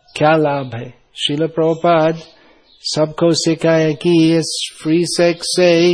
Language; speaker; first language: Hindi; non-native, fluent; English